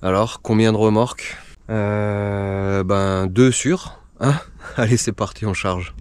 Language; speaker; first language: French; native; French